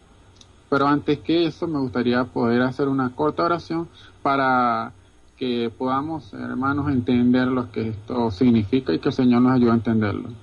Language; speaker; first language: Spanish; native; Spanish